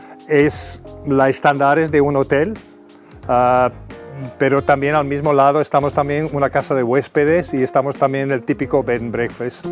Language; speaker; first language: Spanish; non-native, fluent; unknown